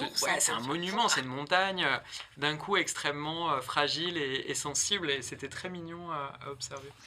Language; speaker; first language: French; native; French